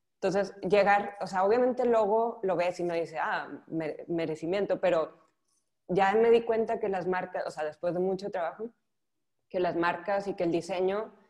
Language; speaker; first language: Spanish; native; Spanish